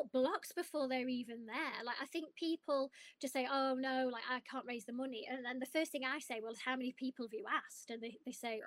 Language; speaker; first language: English; native; English